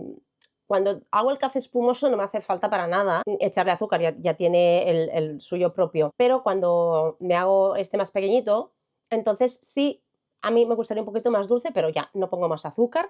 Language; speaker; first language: Spanish; native; Spanish